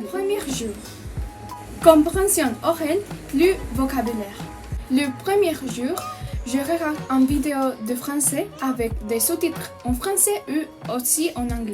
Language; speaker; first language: French; non-native, learner; Spanish